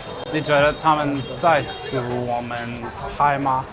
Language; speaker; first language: Chinese; non-native, learner; English